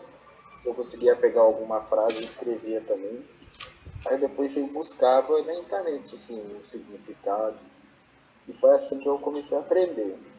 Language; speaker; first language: Portuguese; non-native, fluent; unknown